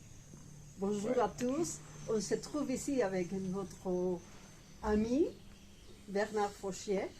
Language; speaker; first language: French; non-native, fluent; Spanish